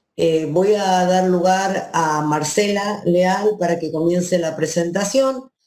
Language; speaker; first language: Spanish; native; Spanish